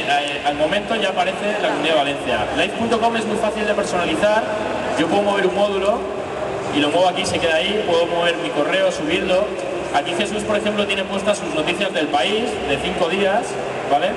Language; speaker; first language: Spanish; native; Spanish